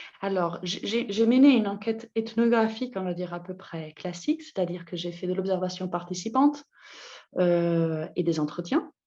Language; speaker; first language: French; non-native, fluent; Italian